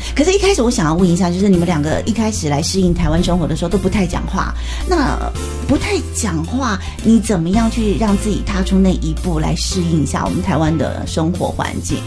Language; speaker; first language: Chinese; native; Chinese